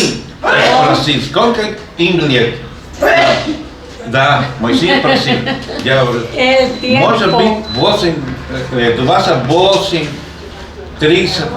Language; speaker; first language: Russian; non-native, learner; Spanish